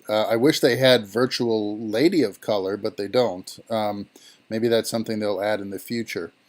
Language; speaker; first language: English; native; English